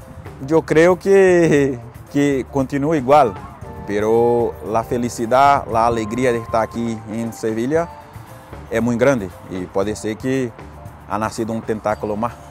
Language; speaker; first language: Spanish; non-native, fluent; Portuguese